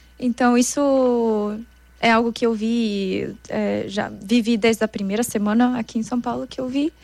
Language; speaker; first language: Portuguese; non-native, fluent; German